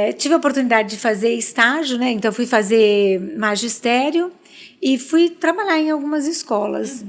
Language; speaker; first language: Portuguese; early bilingual, other home language; Spanish